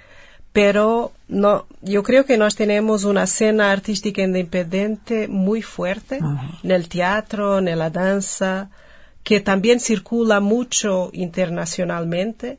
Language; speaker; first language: Spanish; non-native, fluent; Portuguese